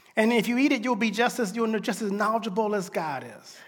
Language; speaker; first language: English; native; English